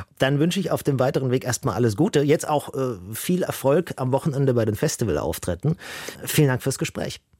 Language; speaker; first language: German; native; German